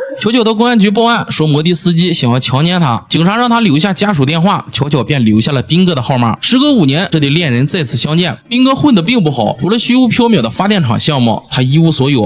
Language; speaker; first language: Chinese; native; Chinese